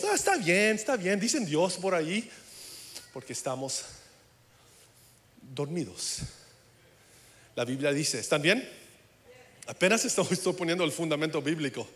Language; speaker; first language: Spanish; early bilingual, heritage; English